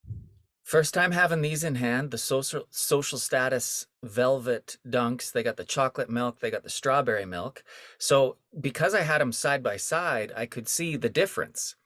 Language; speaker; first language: English; native; English